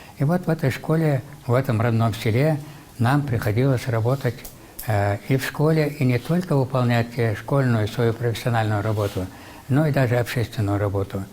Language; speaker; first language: Russian; non-native, local second language; Ingush